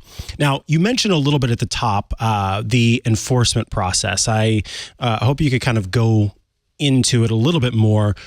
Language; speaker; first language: English; native; English